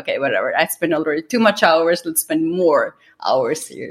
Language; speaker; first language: English; non-native, fluent; Georgian